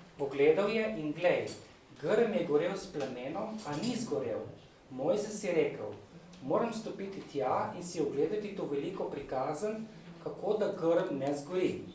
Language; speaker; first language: Slovenian; native; Slovenian